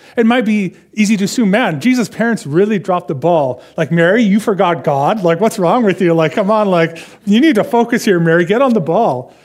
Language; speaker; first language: English; native; English